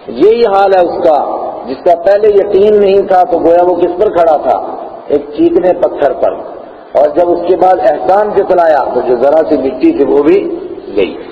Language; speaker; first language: Urdu; non-native, local second language; Gujari